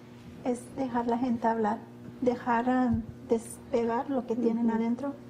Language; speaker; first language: Spanish; early bilingual, heritage; Spanish